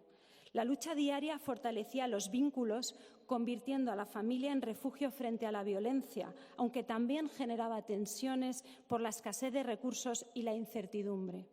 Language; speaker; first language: Spanish; native; Spanish